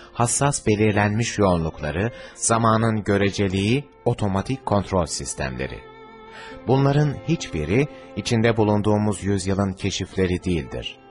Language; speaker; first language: Turkish; native; Turkish